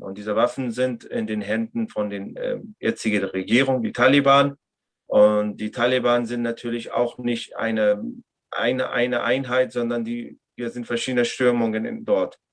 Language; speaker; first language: German; non-native, fluent; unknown